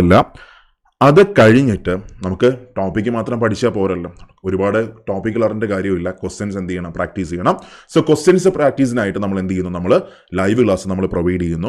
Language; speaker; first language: Malayalam; native; Malayalam